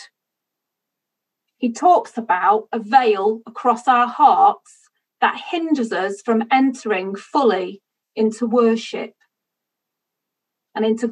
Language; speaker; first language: English; native; English